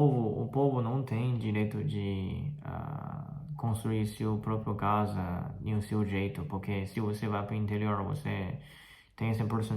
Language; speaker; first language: Portuguese; non-native, fluent; Chinese